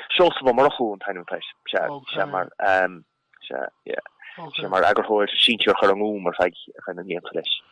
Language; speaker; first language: Irish; native; Irish